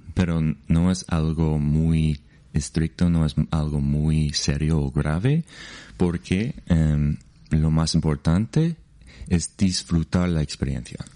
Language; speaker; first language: Spanish; non-native, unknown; English